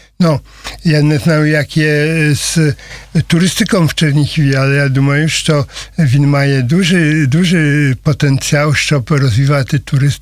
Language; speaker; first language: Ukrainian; non-native, learner; Polish